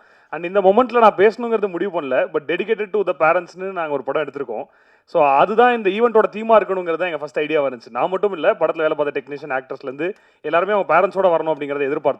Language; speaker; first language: Tamil; native; Tamil